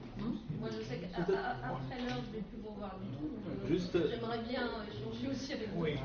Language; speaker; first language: French; native; French